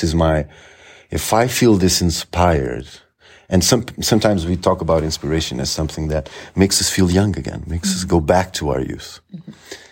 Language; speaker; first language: English; non-native, fluent; Portuguese